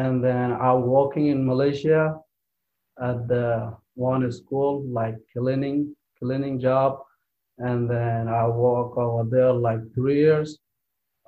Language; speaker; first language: English; non-native, learner; Rohingya